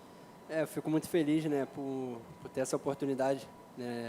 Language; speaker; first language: Portuguese; native; Portuguese